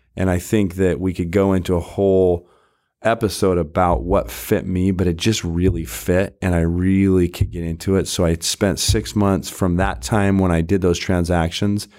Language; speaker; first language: English; native; English